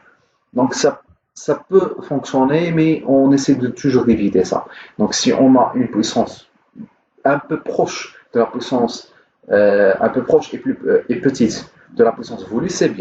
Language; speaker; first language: French; non-native, local second language; Arabic